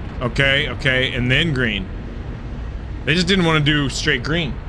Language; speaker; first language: English; native; English